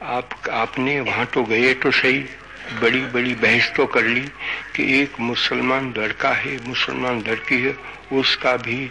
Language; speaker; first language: Hindi; non-native, local second language; Gujarati